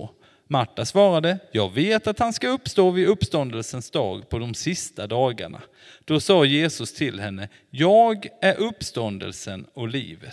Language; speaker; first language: Swedish; non-native, fluent; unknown